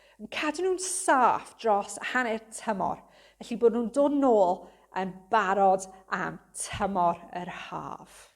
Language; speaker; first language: Welsh; non-native, local second language; English